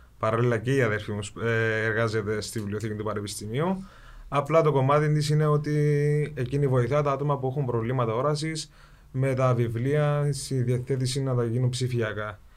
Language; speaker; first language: Greek; early bilingual, other home language; Kurdish